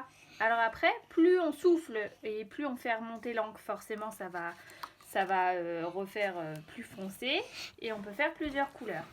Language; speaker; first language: French; native; French